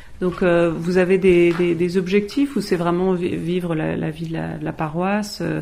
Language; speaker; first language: French; native; French